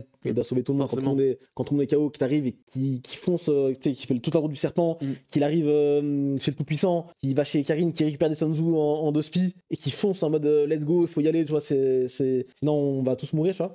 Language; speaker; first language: French; native; French